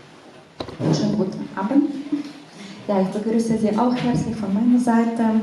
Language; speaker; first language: German; non-native, fluent; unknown